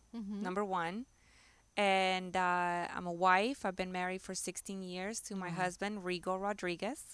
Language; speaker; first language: English; early bilingual, other home language; Spanish